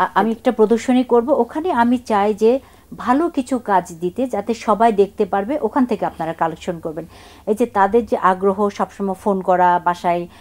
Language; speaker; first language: Bangla; non-native, local second language; Chakma